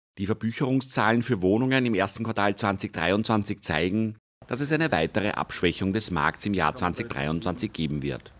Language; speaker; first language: German; native; German